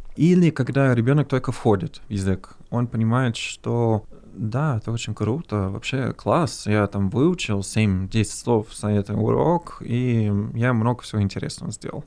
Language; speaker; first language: Russian; non-native, fluent; English